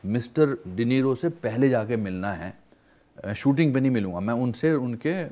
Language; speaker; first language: Hindi; native; Hindi